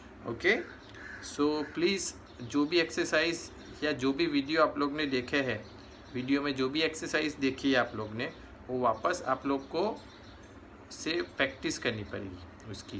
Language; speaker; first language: Hindi; native; Hindi